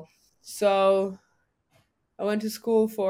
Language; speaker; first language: English; non-native, fluent; German